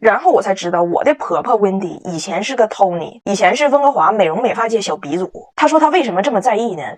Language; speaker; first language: Chinese; native; Chinese